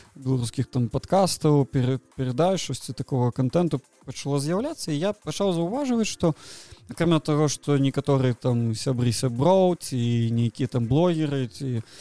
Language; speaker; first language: Belarusian; non-native, local second language; Russian